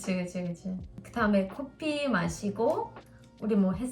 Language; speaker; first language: Korean; non-native, learner; Russian